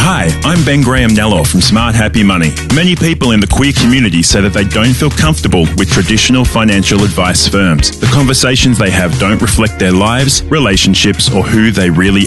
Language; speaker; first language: English; native; English